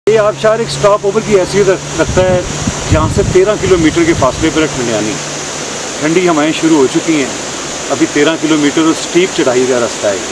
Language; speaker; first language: Urdu; non-native, local second language; Punjabi